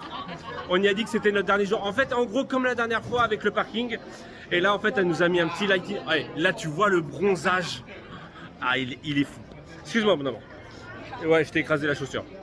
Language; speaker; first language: French; native; French